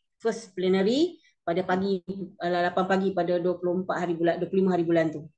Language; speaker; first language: Malay; native; Malay